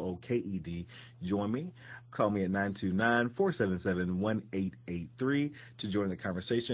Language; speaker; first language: English; native; English